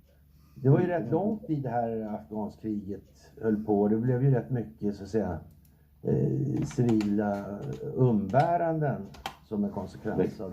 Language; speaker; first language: Swedish; native; Swedish